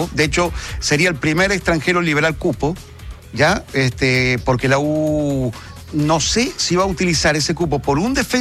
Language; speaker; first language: Spanish; native; Spanish